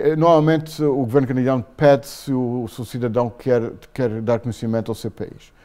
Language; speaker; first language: Portuguese; native; Portuguese